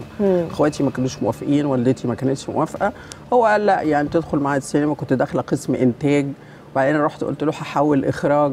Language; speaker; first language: Arabic; native; Arabic